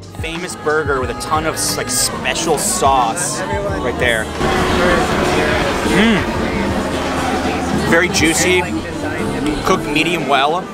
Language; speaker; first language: English; native; English